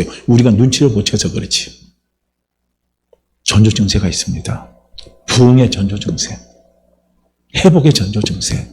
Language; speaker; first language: Korean; native; Korean